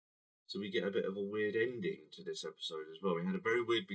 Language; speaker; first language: English; native; English